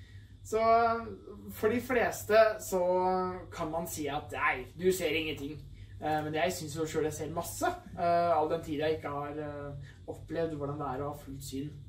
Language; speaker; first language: Norwegian; native; Norwegian